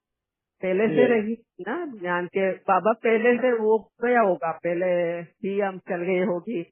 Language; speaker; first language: Hindi; non-native, local second language; Kannada